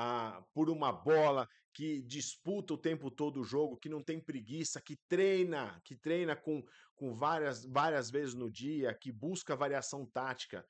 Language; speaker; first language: Portuguese; native; Portuguese